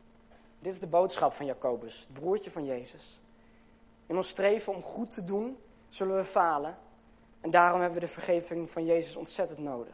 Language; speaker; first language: Dutch; native; Dutch